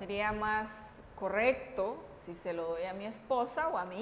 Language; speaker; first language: Spanish; native; Spanish